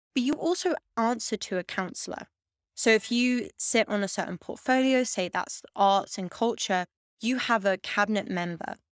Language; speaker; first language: English; native; English